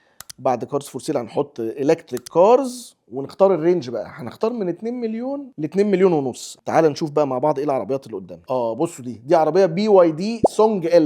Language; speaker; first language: Arabic; native; Arabic